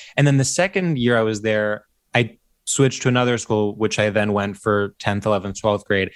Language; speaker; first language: English; early bilingual, other home language; Greek